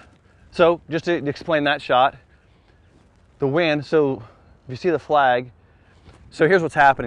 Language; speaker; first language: English; native; English